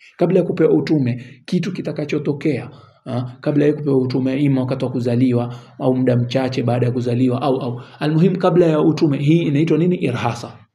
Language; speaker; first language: Swahili; native; Swahili